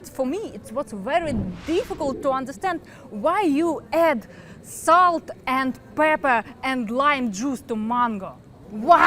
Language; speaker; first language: English; non-native, learner; Ukrainian